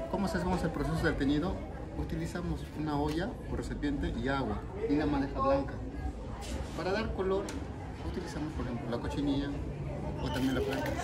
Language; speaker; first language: Spanish; native; Spanish